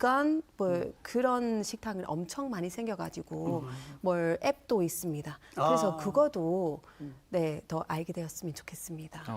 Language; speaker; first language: Korean; non-native, fluent; English